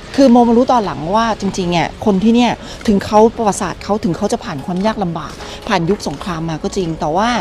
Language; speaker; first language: Thai; native; Thai